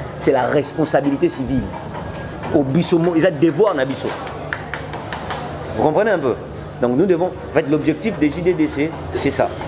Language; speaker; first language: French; non-native, local second language; Lingala